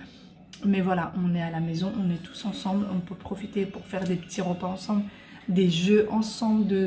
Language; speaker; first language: French; native; French